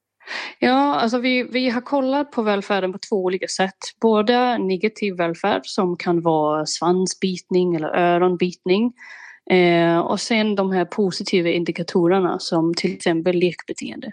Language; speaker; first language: Swedish; non-native, fluent; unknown